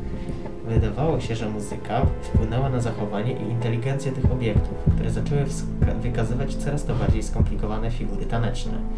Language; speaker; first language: Polish; native; Polish